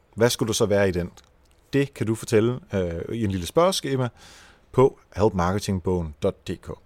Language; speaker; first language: Danish; native; Danish